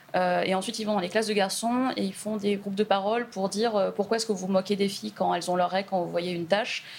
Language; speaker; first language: French; native; French